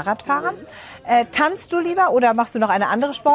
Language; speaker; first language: German; native; German